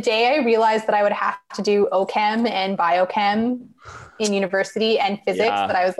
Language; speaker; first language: English; native; English